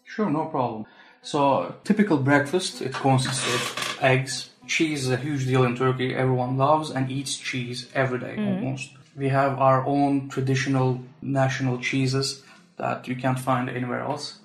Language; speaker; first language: English; non-native, fluent; Turkish